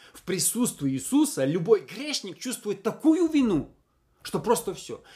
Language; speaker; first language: Russian; native; Russian